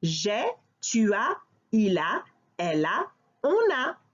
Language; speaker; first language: French; non-native, fluent; English